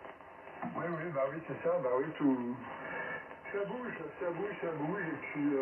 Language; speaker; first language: French; native; French